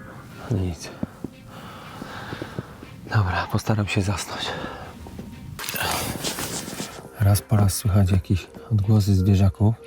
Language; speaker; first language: Polish; native; Polish